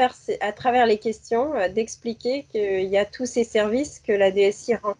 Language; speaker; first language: French; native; French